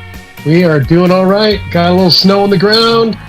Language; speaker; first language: English; native; English